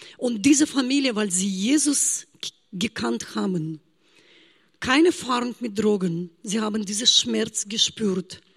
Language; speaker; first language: German; non-native, fluent; Russian